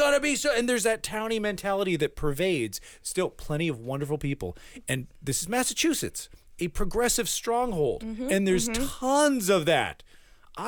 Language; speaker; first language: English; early bilingual, other home language; Spanish